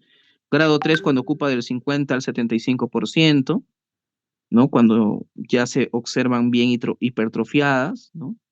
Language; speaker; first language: Spanish; native; Spanish